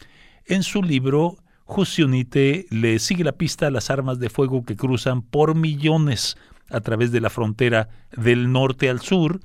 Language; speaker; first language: Spanish; native; Spanish